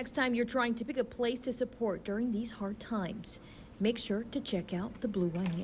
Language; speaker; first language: English; native; English